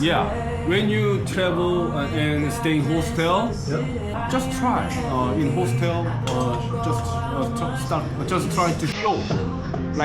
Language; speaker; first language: English; non-native, learner; Korean